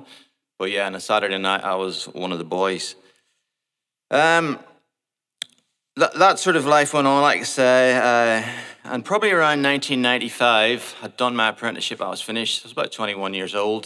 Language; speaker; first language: English; native; English